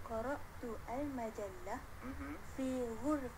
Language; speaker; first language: Arabic; non-native, learner; Malay